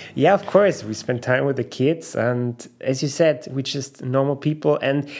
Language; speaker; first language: English; non-native, fluent; German